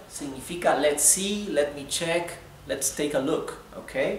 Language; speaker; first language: English; non-native, fluent; Spanish